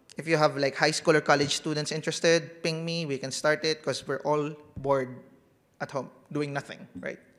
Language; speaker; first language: English; non-native, local second language; Filipino